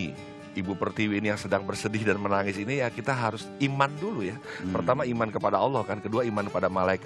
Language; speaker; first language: Malay; native; Malay